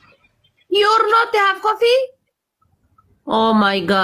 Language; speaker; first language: English; non-native, learner; Amharic